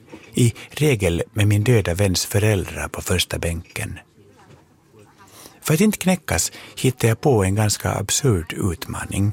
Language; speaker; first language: Swedish; native; Swedish